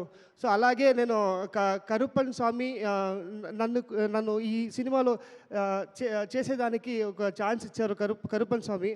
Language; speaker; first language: Telugu; non-native, learner; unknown